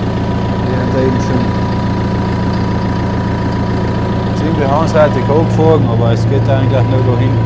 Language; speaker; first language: German; native; German